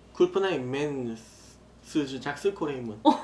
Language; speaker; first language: Kazakh; non-native, learner; Korean